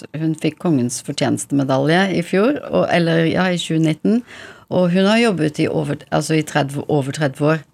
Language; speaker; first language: Norwegian; early bilingual, heritage; English